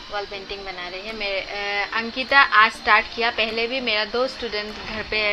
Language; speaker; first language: Hindi; non-native, local second language; Bangla